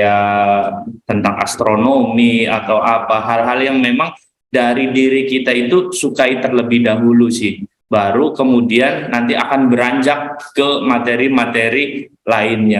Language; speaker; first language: Indonesian; native; Indonesian